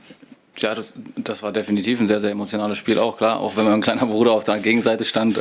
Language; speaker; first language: German; native; German